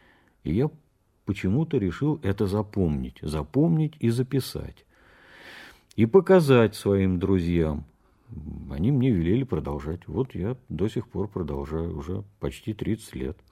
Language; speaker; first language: Russian; native; Russian